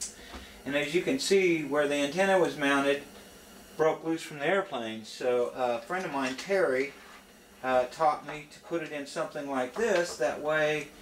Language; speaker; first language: English; native; English